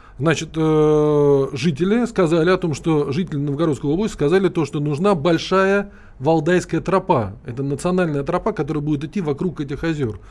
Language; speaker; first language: Russian; native; Russian